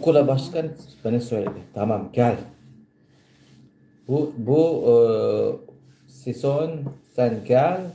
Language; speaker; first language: Turkish; non-native, learner; Filipino